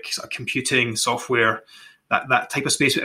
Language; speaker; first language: English; native; English